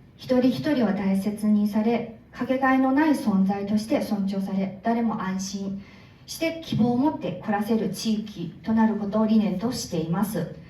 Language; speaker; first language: Japanese; non-native, fluent; Korean